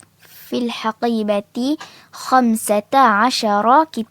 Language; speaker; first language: Arabic; non-native, learner; Malay